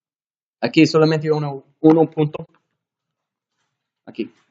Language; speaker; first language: Spanish; non-native, learner; English